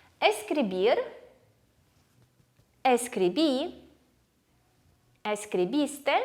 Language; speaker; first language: Spanish; non-native, fluent; Ukrainian